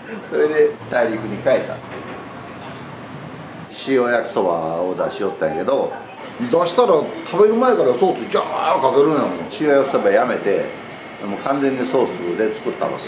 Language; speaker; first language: Japanese; native; Japanese